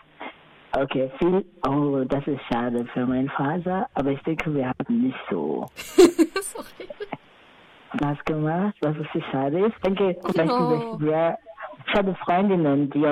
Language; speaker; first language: German; non-native, fluent; Swahili